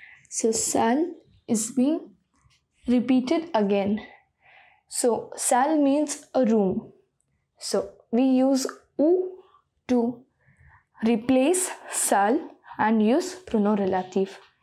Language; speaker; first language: English; non-native, local second language; Hindi